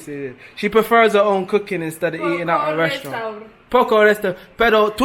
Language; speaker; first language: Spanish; non-native, learner; English